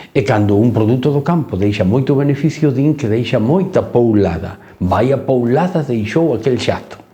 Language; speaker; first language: Galician; native; Galician